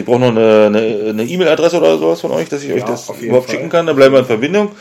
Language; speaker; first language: German; native; German